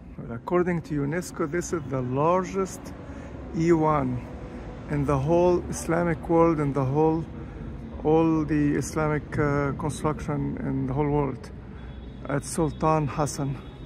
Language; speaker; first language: English; non-native, fluent; Arabic